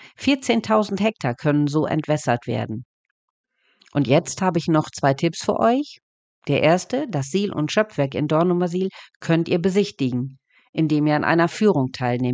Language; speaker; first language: German; native; German